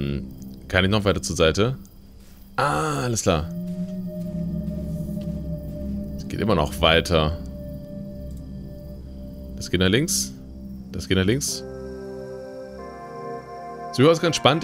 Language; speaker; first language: German; native; German